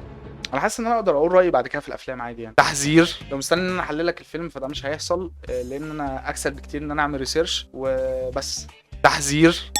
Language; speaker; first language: Arabic; native; Arabic